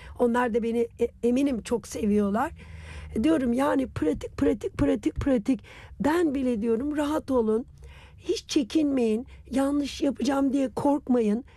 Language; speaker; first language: Turkish; non-native, fluent; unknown